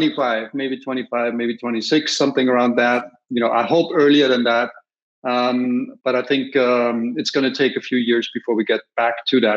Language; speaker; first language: English; non-native, fluent; German